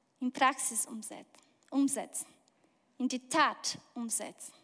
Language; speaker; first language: German; non-native, fluent; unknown